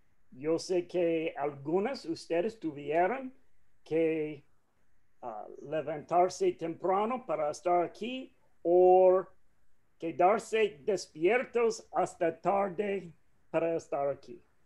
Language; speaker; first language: Spanish; non-native, fluent; English